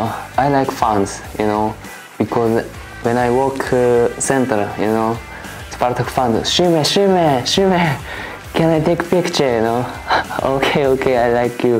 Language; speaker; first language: English; non-native, learner; Japanese